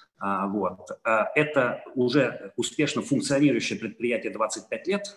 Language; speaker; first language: Russian; non-native, fluent; Italian